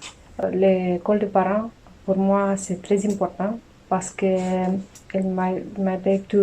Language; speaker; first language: French; non-native, learner; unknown